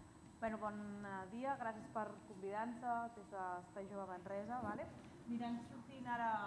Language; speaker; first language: Catalan; native; Catalan